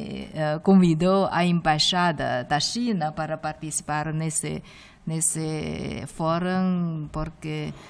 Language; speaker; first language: Portuguese; non-native, fluent; Chinese